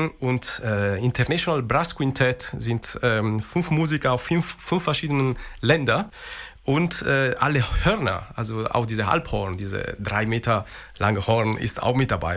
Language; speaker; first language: German; non-native, fluent; Italian